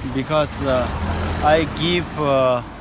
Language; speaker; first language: English; non-native, learner; Tibetan